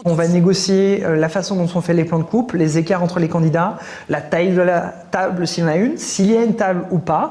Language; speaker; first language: French; native; French